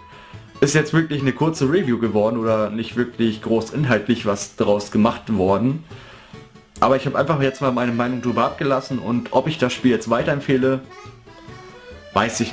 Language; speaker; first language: German; native; German